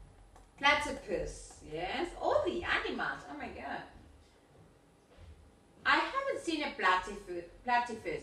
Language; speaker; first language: English; non-native, fluent; Spanish